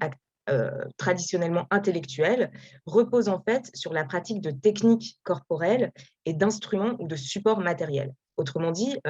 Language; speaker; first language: French; native; French